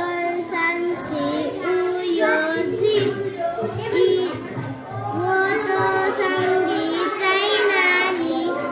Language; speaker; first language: Chinese; non-native, learner; Nepali